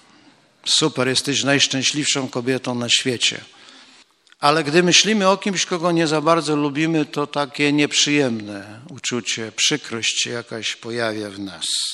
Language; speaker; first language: Polish; native; Polish